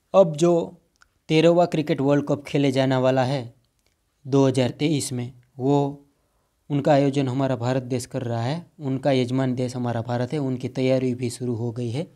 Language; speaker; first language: Hindi; non-native, local second language; Gujarati